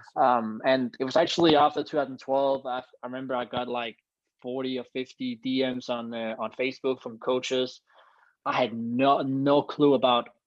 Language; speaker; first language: English; non-native, fluent; Danish